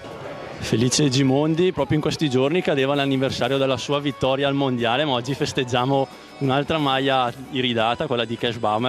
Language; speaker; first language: Italian; native; Italian